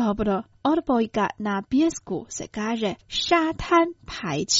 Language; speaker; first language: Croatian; non-native, fluent; Chinese